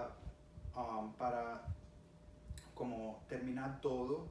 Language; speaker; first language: Spanish; early bilingual, other home language; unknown